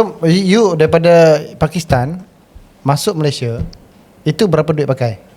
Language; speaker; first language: Malay; native; Malay